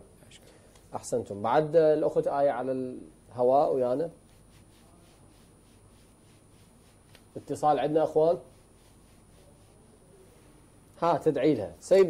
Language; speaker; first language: Arabic; native; Arabic